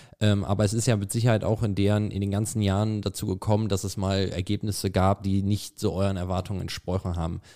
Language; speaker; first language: German; native; German